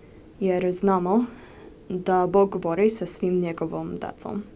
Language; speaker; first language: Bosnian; non-native, learner; English